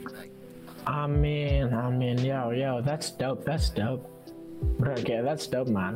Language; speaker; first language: English; non-native, fluent; Indonesian